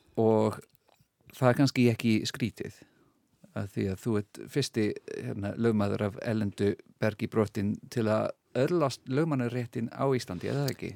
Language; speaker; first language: Icelandic; non-native, fluent; English